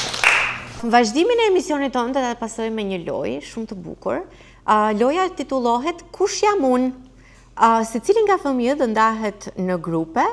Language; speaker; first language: Albanian; native; Albanian